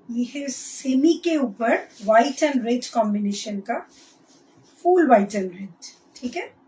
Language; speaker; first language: Hindi; non-native, local second language; Bangla